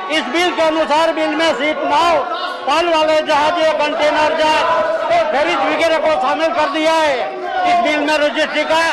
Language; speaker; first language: Hindi; non-native, local second language; Gujarati